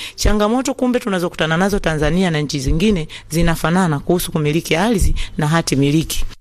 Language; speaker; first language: Swahili; native; Swahili